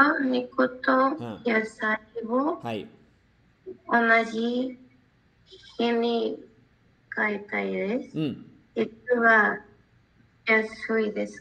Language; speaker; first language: Japanese; non-native, learner; Spanish